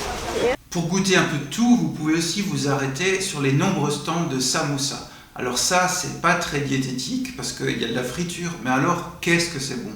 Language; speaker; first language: French; native; French